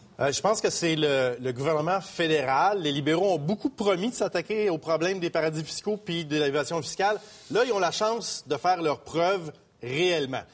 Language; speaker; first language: French; native; French